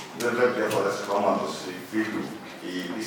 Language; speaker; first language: Greek; native; Greek